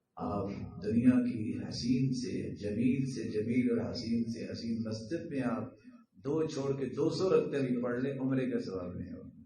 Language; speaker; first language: Urdu; non-native, local second language; Northern Hindko